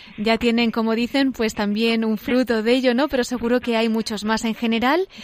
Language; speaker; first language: Spanish; native; Spanish